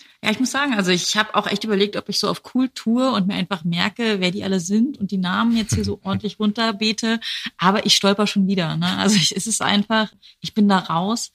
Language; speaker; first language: German; native; German